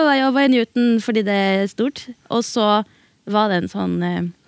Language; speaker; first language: Norwegian; native; Norwegian